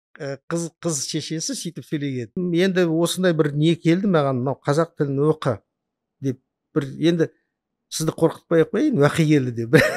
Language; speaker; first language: Kazakh; non-native, local second language; Russian